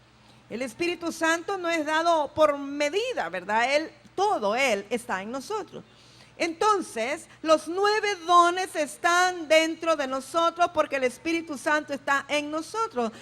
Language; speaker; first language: Spanish; native; Spanish